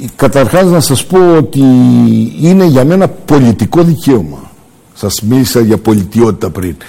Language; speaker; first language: Greek; early bilingual, heritage; Greek